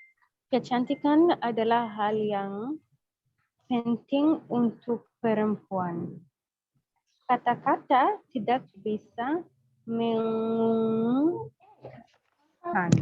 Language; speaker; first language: Indonesian; non-native, learner; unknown